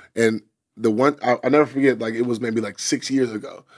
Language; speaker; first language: English; native; English